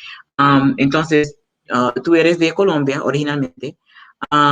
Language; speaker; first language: Spanish; non-native, learner; English